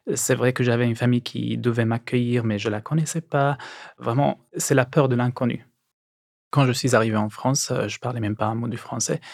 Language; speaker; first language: French; non-native, fluent; Arabic